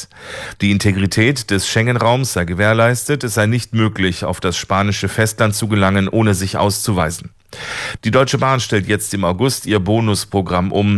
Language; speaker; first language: German; native; German